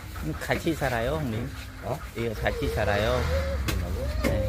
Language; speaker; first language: Korean; non-native, learner; Khmer